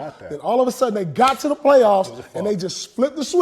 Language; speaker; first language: English; native; English